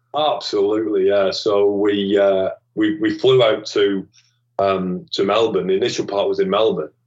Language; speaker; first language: English; native; English